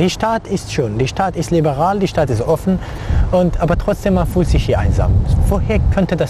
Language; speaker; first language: German; non-native, fluent; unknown